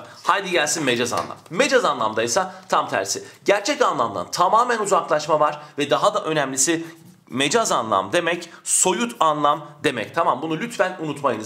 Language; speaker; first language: Turkish; native; Turkish